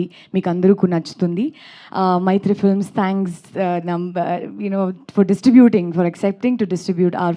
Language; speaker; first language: Telugu; non-native, learner; Kannada